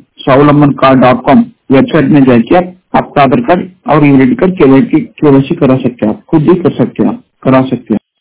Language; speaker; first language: Hindi; non-native, local second language; Kannada